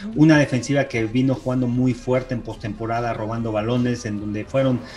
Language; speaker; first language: Spanish; native; Spanish